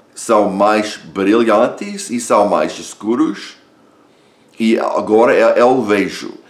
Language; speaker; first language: Portuguese; non-native, fluent; English